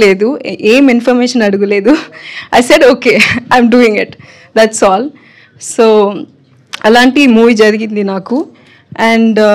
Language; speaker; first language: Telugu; non-native, learner; Tamil